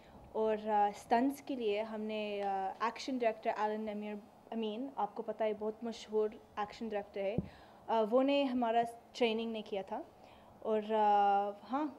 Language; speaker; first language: Hindi; non-native, learner; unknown